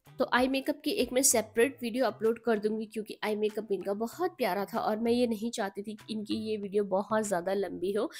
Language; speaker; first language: Hindi; native; Hindi